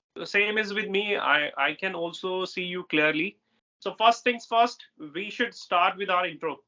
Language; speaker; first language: English; non-native, local second language; Hindi